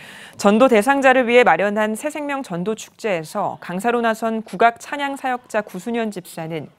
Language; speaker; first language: Korean; native; Korean